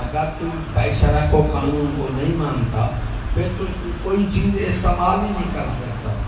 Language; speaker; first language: Urdu; native; Urdu